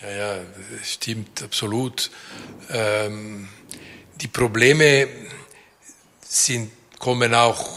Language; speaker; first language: German; non-native, local second language; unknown